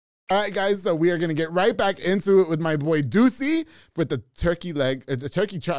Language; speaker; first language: English; native; English